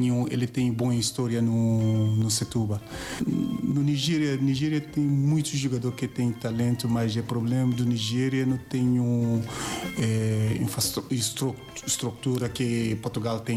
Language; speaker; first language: Portuguese; non-native, learner; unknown